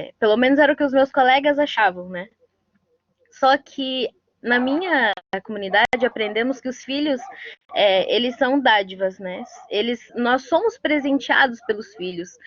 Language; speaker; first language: Portuguese; non-native, local second language; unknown